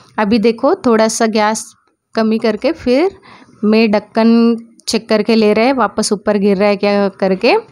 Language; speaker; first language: Hindi; non-native, local second language; Marathi